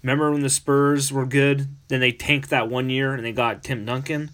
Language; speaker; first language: English; native; English